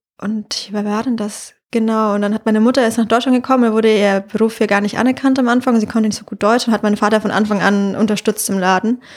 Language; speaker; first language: German; native; German